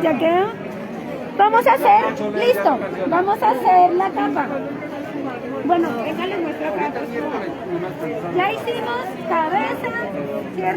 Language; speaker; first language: Spanish; native; Spanish